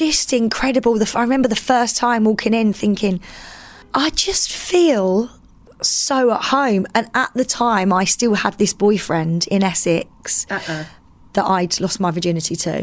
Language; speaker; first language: English; native; English